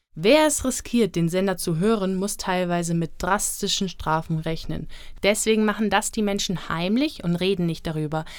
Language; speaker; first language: German; native; German